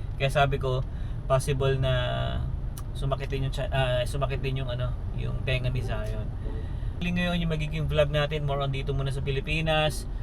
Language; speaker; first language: Filipino; native; Filipino